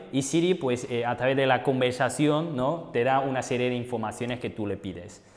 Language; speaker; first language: Spanish; non-native, fluent; Chinese